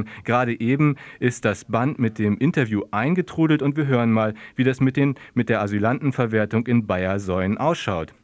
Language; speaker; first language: German; native; German